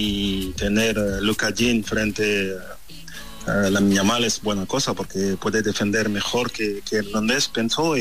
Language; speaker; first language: Spanish; non-native, fluent; French